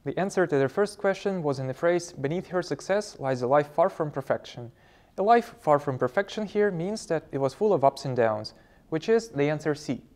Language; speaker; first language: English; non-native, fluent; Ukrainian